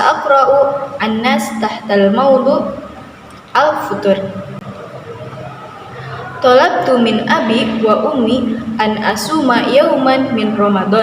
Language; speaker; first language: Arabic; non-native, learner; Indonesian